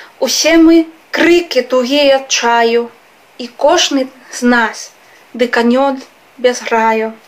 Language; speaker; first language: Belarusian; non-native, fluent; Spanish